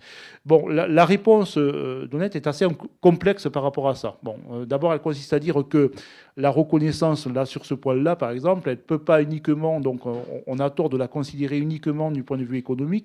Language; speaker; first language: French; native; French